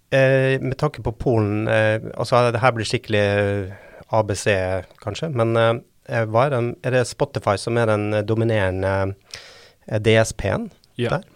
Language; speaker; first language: Norwegian; native; Norwegian